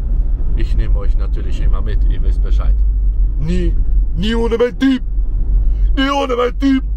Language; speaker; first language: German; early bilingual, other home language; Albanian